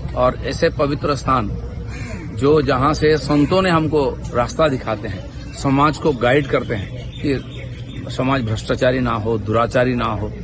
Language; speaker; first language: Hindi; non-native, local second language; Bangla